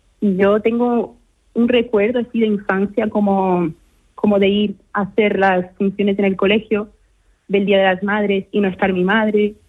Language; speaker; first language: Spanish; early bilingual, other home language; Portuguese